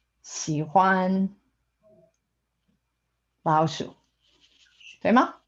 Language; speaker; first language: Chinese; non-native, fluent; English